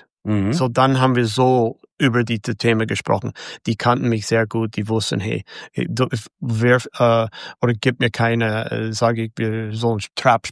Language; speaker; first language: German; non-native, fluent; English